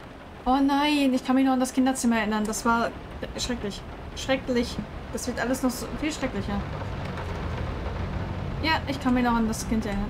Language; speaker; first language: German; native; German